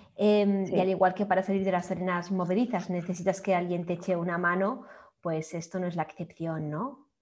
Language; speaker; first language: Spanish; native; Spanish